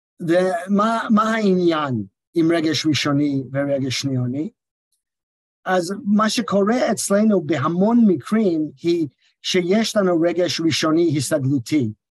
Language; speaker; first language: Hebrew; non-native, fluent; English